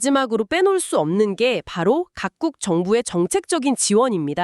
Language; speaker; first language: Korean; native; Korean